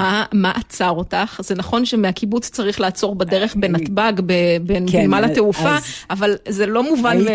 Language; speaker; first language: Hebrew; native; Hebrew